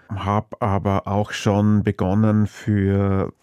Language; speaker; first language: German; native; German